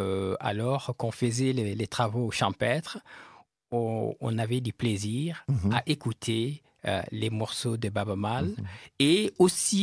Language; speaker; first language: French; non-native, local second language; Fula